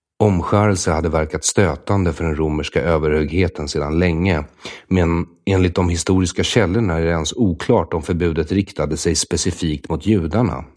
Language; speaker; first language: Swedish; native; Swedish